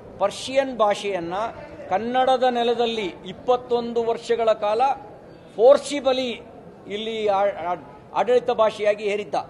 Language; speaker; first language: Kannada; native; Kannada